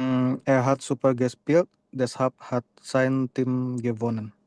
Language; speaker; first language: German; non-native, learner; Indonesian